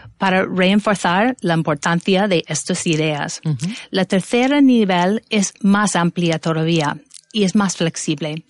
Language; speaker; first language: Spanish; non-native, fluent; English